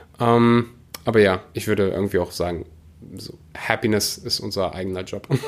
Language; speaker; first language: German; early bilingual, other home language; Russian